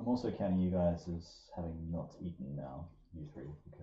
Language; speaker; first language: English; native; English